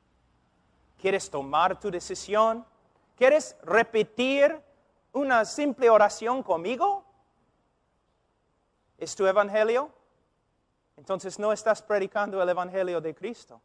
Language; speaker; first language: Spanish; non-native, fluent; English